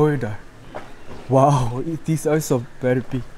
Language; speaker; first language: English; non-native, learner; Korean